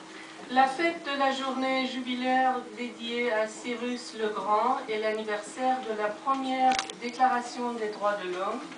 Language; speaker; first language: French; non-native, fluent; Persian